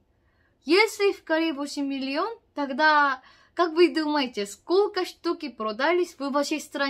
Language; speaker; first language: Russian; non-native, learner; Korean